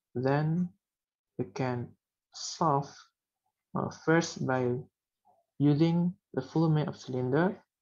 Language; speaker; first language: English; non-native, learner; Indonesian